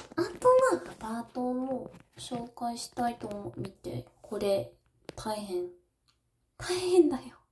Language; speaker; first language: Japanese; non-native, learner; English